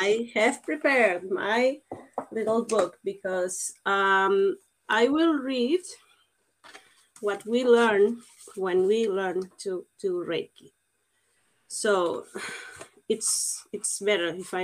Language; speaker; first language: English; non-native, fluent; Portuguese